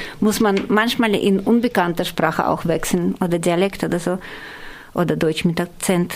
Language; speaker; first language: German; non-native, fluent; Russian